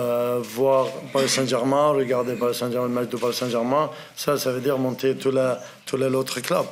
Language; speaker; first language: French; non-native, learner; Arabic